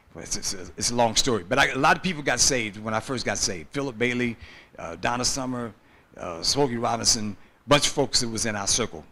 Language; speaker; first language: English; native; English